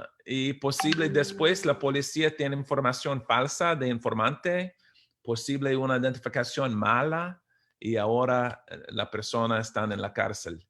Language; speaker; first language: Spanish; non-native, fluent; English